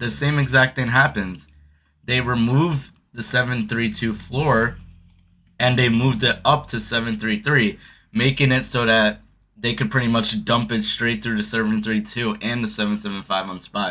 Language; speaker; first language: English; native; English